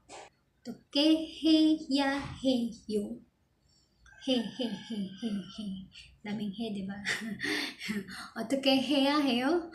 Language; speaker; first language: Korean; non-native, fluent; Filipino